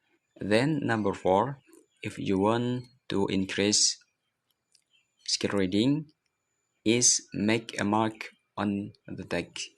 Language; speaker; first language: English; non-native, learner; Indonesian